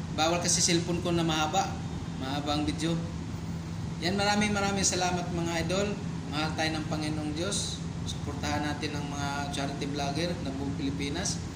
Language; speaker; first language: Filipino; non-native, local second language; Cebuano